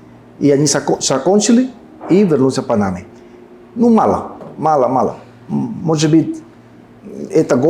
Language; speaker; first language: Russian; non-native, learner; Spanish